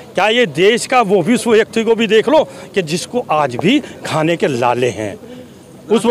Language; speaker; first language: Hindi; native; Hindi